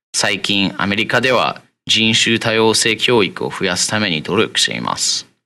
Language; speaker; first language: Japanese; non-native, fluent; English